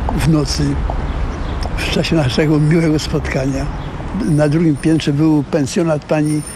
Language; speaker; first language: Polish; native; Polish